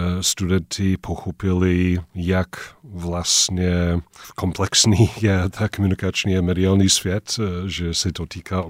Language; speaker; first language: Czech; non-native, fluent; English